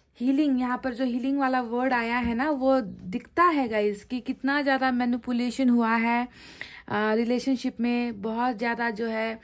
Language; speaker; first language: Hindi; native; Hindi